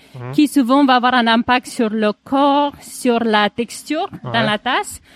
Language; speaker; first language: French; non-native, fluent; Romanian